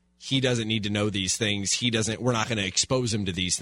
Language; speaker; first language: English; native; English